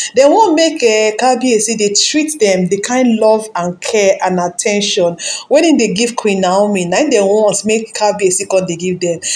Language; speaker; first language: Nigerian Pidgin; non-native, local second language; Yoruba